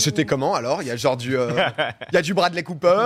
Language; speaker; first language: French; native; French